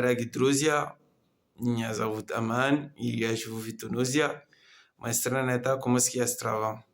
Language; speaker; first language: Russian; non-native, learner; Comorian